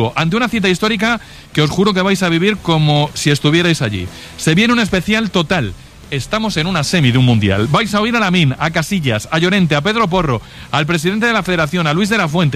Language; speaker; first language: Spanish; native; Spanish